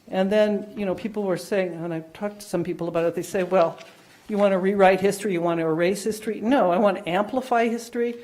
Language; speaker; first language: English; non-native, fluent; Dutch